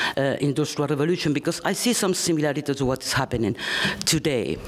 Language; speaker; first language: English; non-native, fluent; Spanish